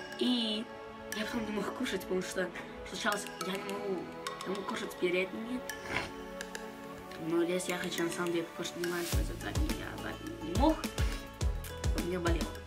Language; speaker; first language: Russian; early bilingual, heritage; Russian